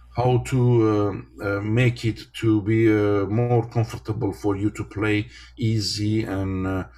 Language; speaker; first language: English; non-native, fluent; Armenian